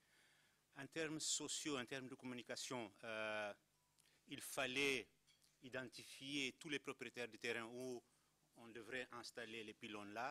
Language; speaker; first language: French; non-native, fluent; Kabuverdianu